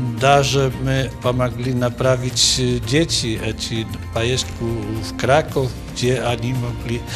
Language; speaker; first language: Russian; non-native, learner; Polish